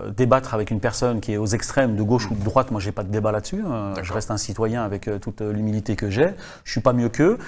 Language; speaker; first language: French; native; French